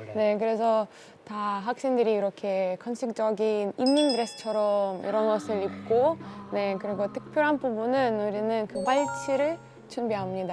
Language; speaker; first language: Korean; non-native, fluent; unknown